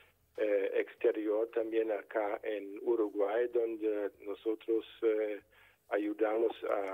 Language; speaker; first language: Spanish; non-native, fluent; German